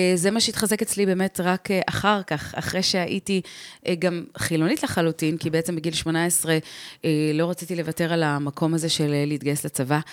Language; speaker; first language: Hebrew; early bilingual, heritage; Hebrew